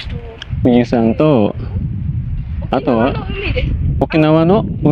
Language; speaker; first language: Japanese; non-native, learner; Indonesian